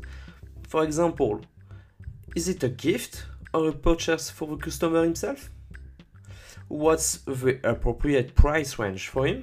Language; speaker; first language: English; non-native, fluent; French